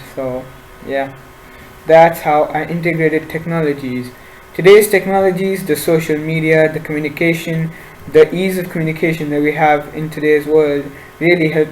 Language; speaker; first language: English; non-native, local second language; Urdu